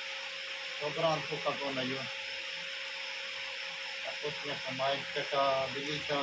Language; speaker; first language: Filipino; non-native, learner; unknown